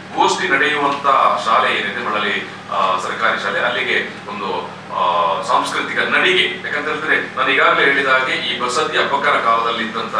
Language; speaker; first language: Kannada; non-native, local second language; Tulu